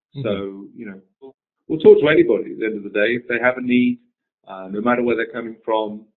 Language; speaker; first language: English; native; English